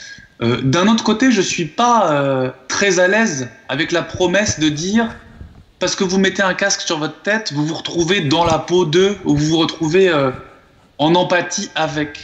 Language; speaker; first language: French; native; French